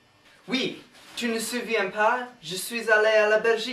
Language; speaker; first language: French; non-native, learner; English